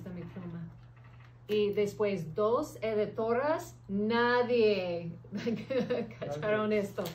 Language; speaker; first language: Spanish; early bilingual, heritage; English